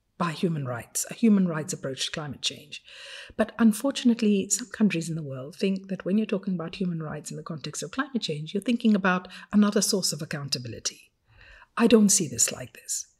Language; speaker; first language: English; non-native, fluent; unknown